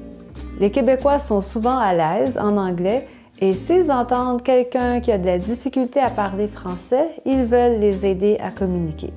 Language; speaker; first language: French; native; French